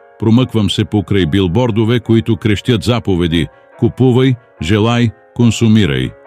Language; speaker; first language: Bulgarian; non-native, learner; English